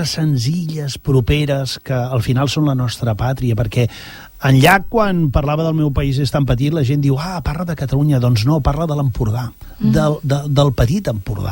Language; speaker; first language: Catalan; native; Catalan